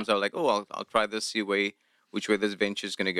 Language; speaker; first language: English; non-native, local second language; Afrikaans